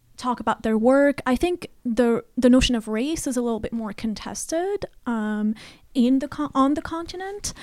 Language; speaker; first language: English; non-native, fluent; Arabic